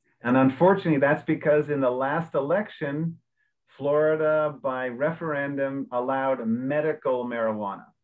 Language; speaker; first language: English; native; English